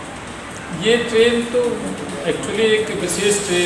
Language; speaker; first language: Hindi; native; Hindi